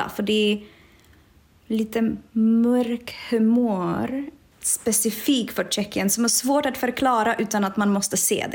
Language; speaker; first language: Swedish; non-native, fluent; Czech